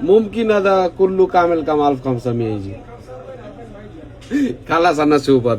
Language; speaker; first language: Arabic; non-native, learner; Bangla